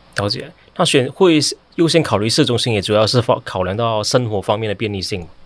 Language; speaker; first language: Chinese; native; Chinese